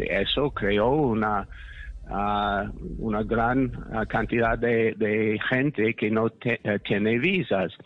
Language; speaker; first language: Spanish; non-native, fluent; English